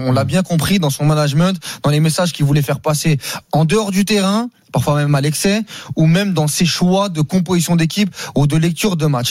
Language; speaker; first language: French; native; French